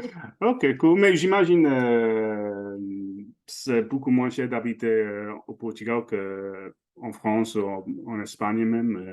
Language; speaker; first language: French; non-native, fluent; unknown